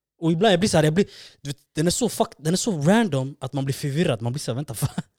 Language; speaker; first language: Swedish; early bilingual, other home language; Somali